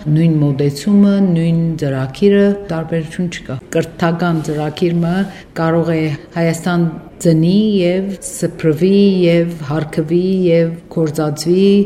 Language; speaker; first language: Armenian; early bilingual, heritage; Armenian